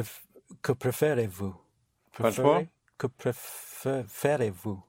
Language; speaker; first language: French; non-native, learner; English